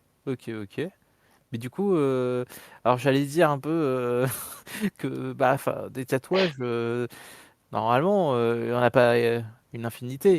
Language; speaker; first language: French; native; French